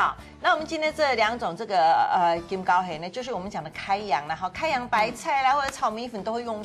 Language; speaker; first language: Chinese; native; Chinese